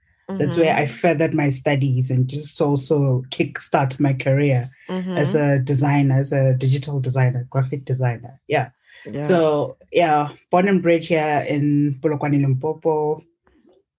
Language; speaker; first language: English; non-native, local second language; Northern Sotho